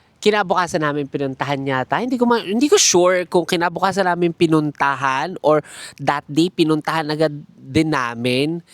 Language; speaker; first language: Filipino; native; Filipino